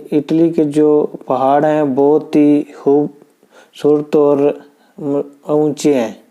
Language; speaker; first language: Urdu; non-native, local second language; Punjabi